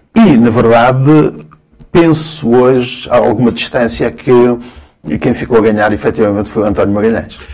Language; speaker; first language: Portuguese; early bilingual, other home language; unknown